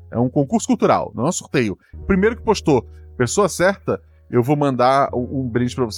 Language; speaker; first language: Portuguese; native; Portuguese